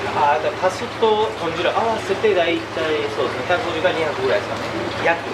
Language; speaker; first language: Japanese; native; Japanese